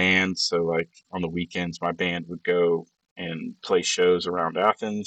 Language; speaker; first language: English; early bilingual, other home language; Spanish